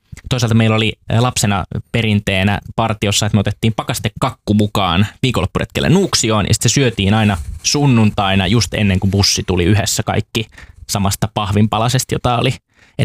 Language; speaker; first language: Finnish; native; Finnish